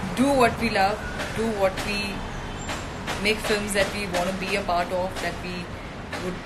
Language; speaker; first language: English; non-native, local second language; Hindi